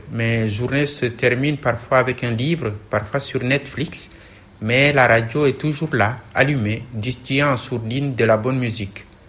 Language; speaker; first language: French; non-native, local second language; Wolof